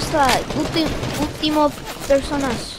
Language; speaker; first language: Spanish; non-native, learner; English